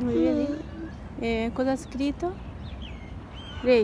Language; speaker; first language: Italian; non-native, learner; Hindi